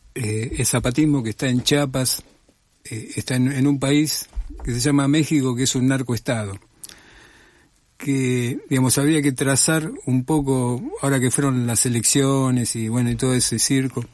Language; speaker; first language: Spanish; native; Spanish